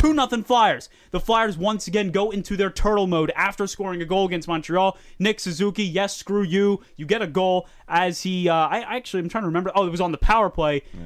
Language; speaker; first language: English; native; English